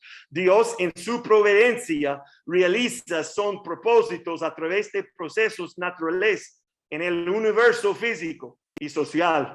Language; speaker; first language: Spanish; non-native, learner; English